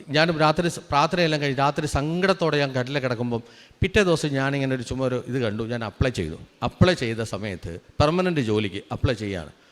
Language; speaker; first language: Malayalam; native; Malayalam